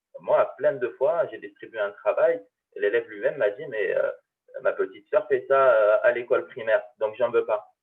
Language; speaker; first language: French; early bilingual, other home language; Arabic